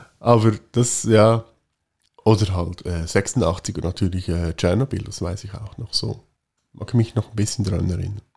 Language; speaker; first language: German; native; German